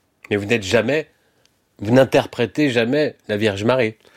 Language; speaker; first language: French; native; French